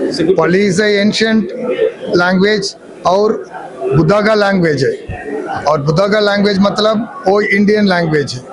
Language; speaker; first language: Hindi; non-native, local second language; Tamil